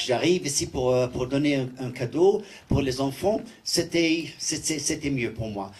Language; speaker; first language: French; non-native, learner; English